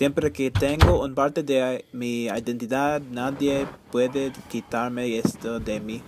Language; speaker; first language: Spanish; early bilingual, heritage; Spanish